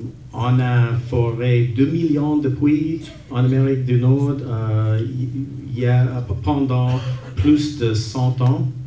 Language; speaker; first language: French; non-native, local second language; English